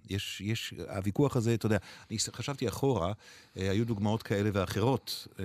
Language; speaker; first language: Hebrew; native; Hebrew